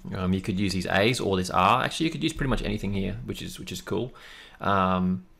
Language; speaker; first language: English; native; English